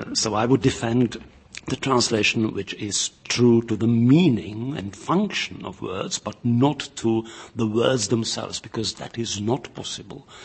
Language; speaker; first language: English; non-native, fluent; Czech